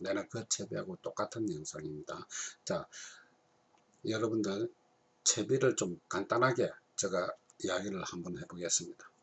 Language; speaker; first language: Korean; native; Korean